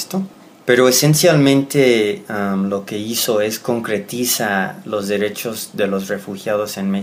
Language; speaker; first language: Spanish; non-native, fluent; English